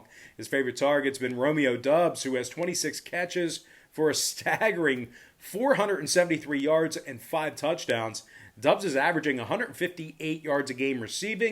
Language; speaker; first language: English; native; English